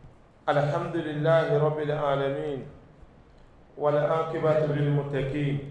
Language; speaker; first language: Arabic; non-native, fluent; Yoruba